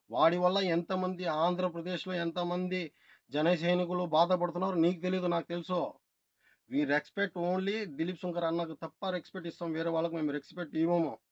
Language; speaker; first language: Telugu; non-native, local second language; Urdu